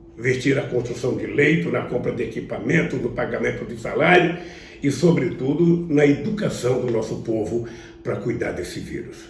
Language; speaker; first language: Portuguese; native; Portuguese